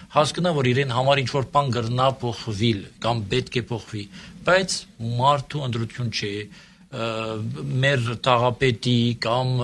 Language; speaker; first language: Armenian; early bilingual, heritage; Armenian